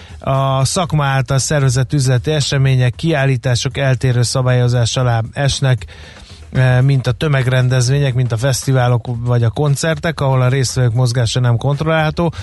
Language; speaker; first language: Hungarian; native; Hungarian